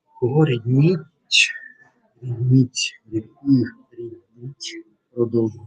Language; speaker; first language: Ukrainian; non-native, learner; Russian